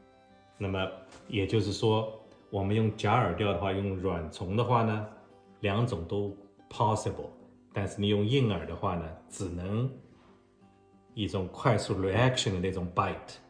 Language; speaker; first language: Chinese; native; Chinese